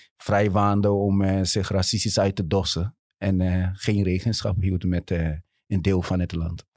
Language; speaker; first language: Dutch; early bilingual, other home language; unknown